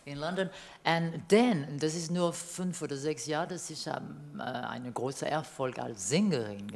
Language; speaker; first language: German; non-native, learner; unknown